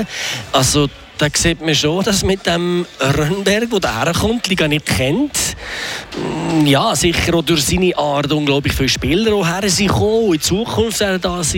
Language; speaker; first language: German; native; German